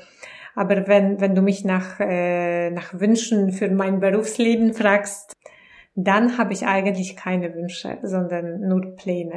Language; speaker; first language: German; non-native, fluent; Polish